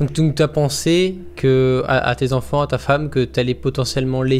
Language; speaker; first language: French; native; French